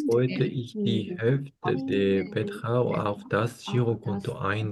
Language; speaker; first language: German; non-native, learner; Korean